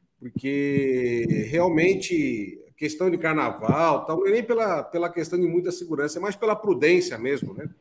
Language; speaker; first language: Portuguese; native; Portuguese